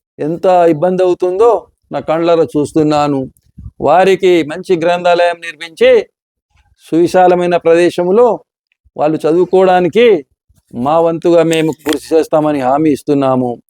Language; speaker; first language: Telugu; non-native, local second language; Lambadi